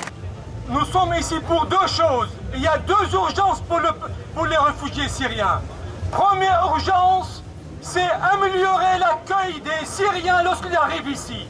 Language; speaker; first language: French; non-native, fluent; Arabic